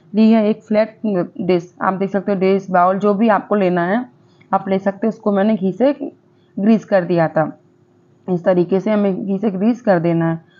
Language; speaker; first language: Hindi; non-native, local second language; Gujarati